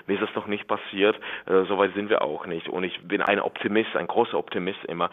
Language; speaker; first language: German; non-native, fluent; Czech